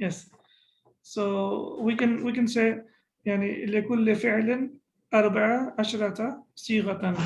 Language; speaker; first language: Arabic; non-native, fluent; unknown